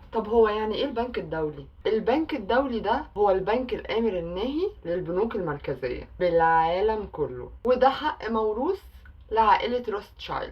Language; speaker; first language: Arabic; native; Arabic